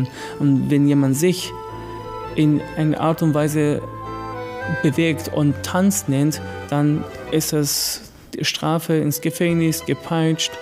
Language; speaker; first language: German; non-native, fluent; Persian